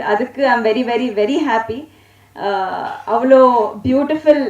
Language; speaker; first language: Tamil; non-native, learner; Telugu